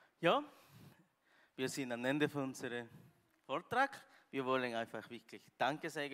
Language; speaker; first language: German; non-native, learner; Spanish